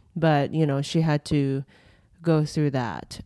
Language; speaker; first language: English; early bilingual, other home language; Japanese